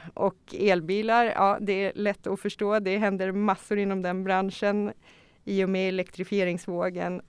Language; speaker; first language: Swedish; native; Swedish